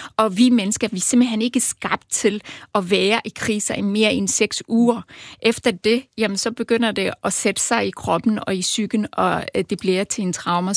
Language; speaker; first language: Danish; early bilingual, other home language; Persian